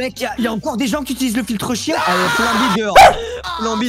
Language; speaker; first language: French; native; French